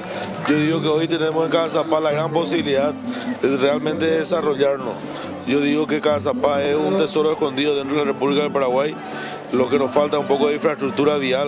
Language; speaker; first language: Spanish; native; Spanish